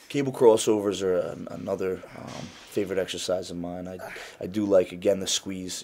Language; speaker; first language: English; native; English